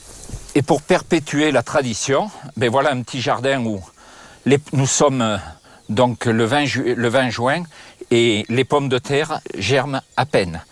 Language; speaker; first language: French; native; French